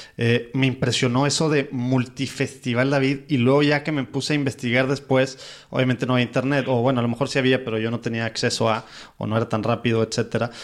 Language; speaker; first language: Spanish; native; Spanish